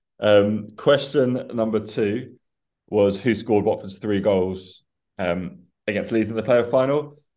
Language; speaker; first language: English; early bilingual, other home language; Persian